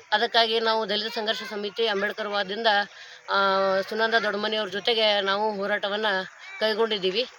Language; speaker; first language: Kannada; native; Kannada